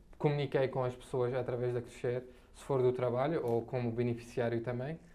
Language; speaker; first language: Portuguese; non-native, fluent; Arabic